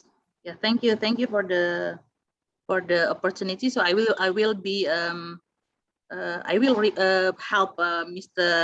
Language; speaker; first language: English; non-native, fluent; Indonesian